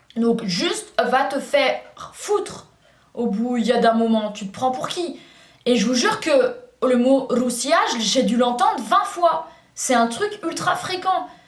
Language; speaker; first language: French; native; French